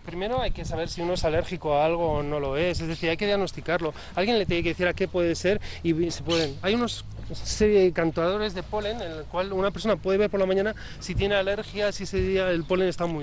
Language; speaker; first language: Spanish; native; Spanish